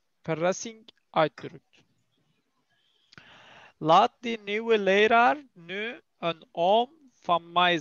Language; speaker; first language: Dutch; non-native, learner; Turkish